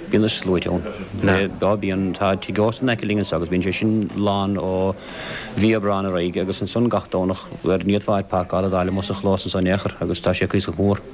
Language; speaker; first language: Irish; native; Irish